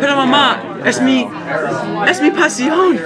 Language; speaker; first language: Spanish; non-native, learner; English